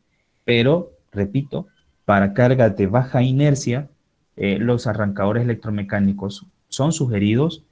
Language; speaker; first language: Spanish; native; Spanish